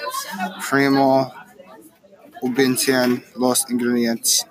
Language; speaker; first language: Spanish; non-native, learner; English